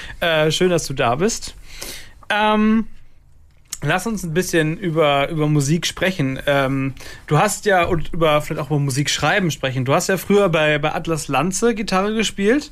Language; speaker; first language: German; native; German